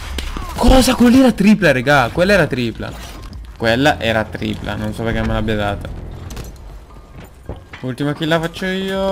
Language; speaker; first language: Italian; native; Italian